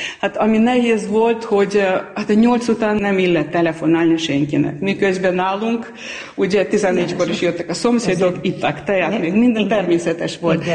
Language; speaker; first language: Hungarian; non-native, fluent; Armenian